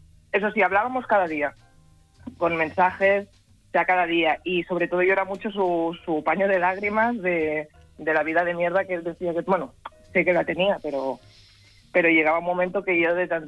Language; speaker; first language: Spanish; native; Spanish